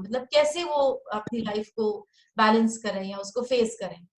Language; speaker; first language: Hindi; native; Hindi